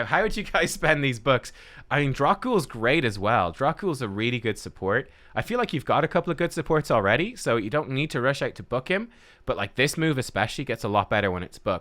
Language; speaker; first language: English; native; English